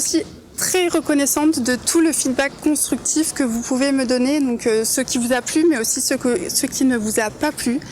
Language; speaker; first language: French; native; French